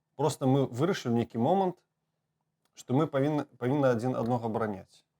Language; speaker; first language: Belarusian; native; Belarusian